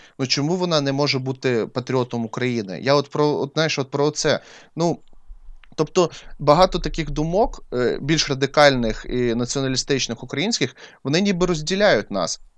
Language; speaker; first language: Ukrainian; non-native, local second language; Russian